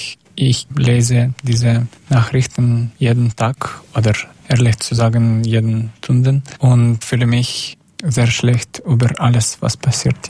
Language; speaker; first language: German; non-native, learner; Russian